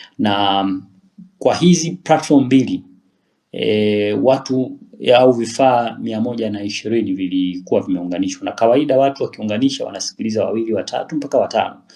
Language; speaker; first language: Swahili; native; Swahili